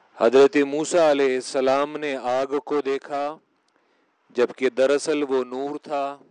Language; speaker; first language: Urdu; non-native, local second language; Pashto